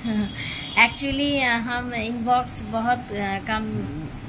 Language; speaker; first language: Hindi; non-native, learner; Bangla